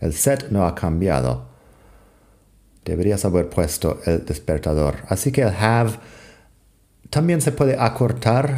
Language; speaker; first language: Spanish; non-native, fluent; English